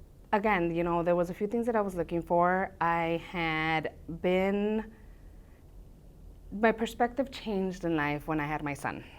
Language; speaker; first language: English; early bilingual, other home language; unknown